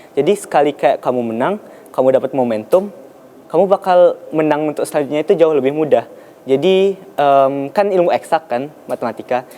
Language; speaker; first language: Indonesian; native; Indonesian